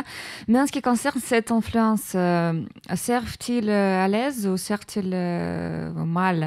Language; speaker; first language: French; non-native, learner; Russian